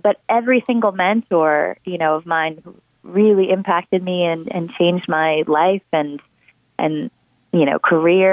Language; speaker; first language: English; native; English